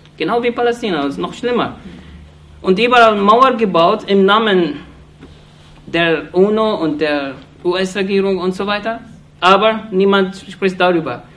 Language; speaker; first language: German; non-native, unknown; Arabic